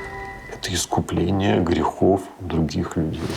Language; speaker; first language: Russian; native; Russian